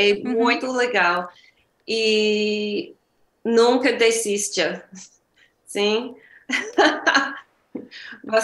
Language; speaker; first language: Portuguese; non-native, learner; English